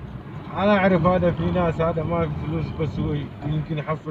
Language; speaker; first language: Arabic; non-native, learner; Indonesian